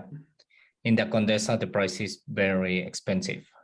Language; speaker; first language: English; non-native, learner; Spanish